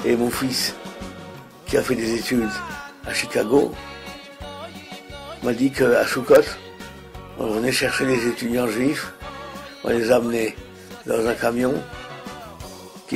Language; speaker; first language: French; native; French